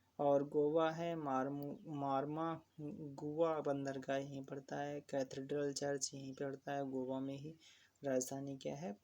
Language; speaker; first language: Hindi; native; Hindi